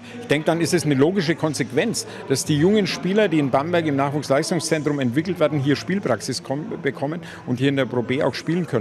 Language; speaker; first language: German; native; German